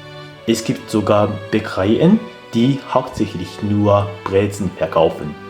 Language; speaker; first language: German; non-native, fluent; Japanese